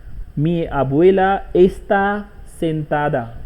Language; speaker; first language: Spanish; non-native, learner; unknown